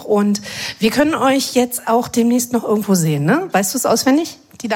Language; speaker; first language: German; native; German